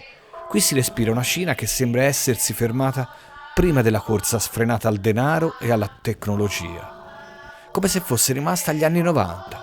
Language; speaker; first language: Italian; native; Italian